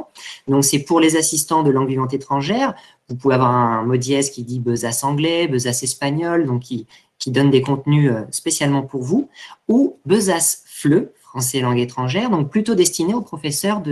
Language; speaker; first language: French; native; French